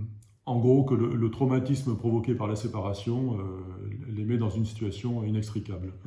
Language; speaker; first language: French; native; French